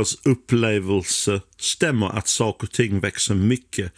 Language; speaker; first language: Swedish; non-native, fluent; English